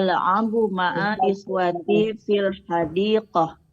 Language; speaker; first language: Arabic; non-native, learner; Indonesian